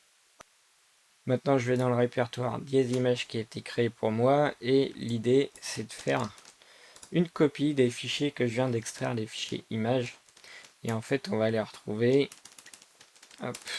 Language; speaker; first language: French; native; French